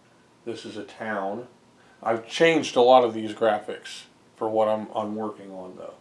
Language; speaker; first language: English; native; English